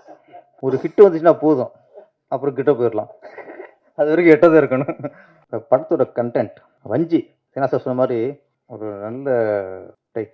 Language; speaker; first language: Tamil; native; Tamil